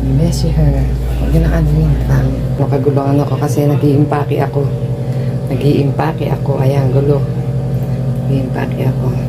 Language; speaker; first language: Filipino; native; Filipino